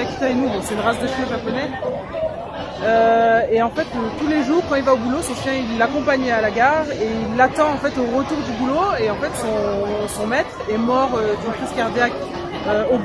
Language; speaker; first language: French; native; French